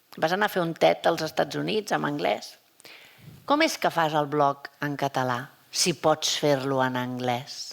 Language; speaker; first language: Catalan; native; Catalan